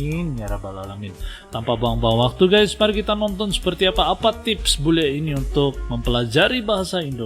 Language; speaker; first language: Indonesian; non-native, local second language; Malay